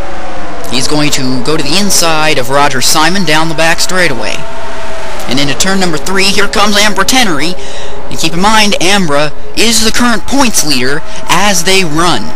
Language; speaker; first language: English; native; English